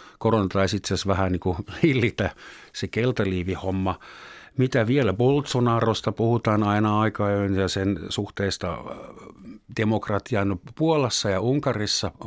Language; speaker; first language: Finnish; native; Finnish